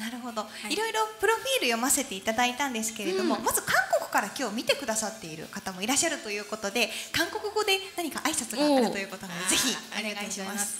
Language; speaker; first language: Japanese; native; Japanese